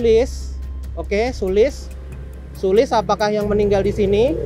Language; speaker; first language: Indonesian; native; Indonesian